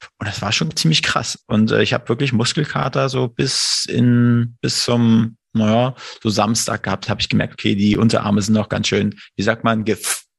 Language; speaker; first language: German; native; German